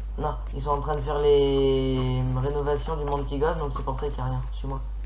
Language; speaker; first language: French; native; French